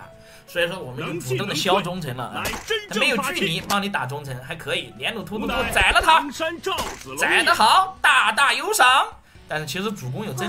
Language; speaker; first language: Chinese; native; Chinese